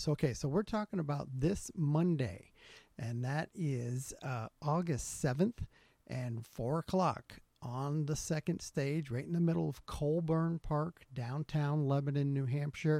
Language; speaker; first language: English; native; English